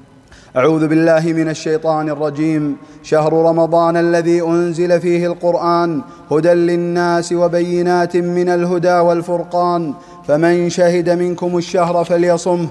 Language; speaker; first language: Arabic; native; Arabic